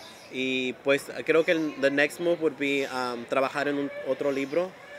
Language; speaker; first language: Spanish; early bilingual, heritage; Spanish